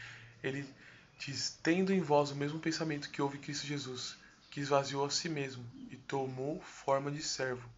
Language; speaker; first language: Portuguese; native; Portuguese